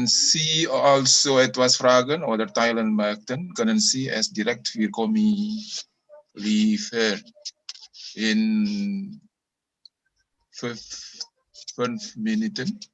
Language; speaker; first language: German; non-native, learner; Indonesian